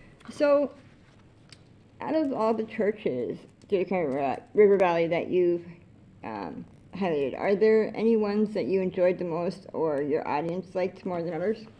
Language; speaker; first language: English; native; English